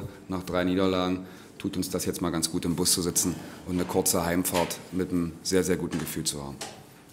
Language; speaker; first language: German; native; German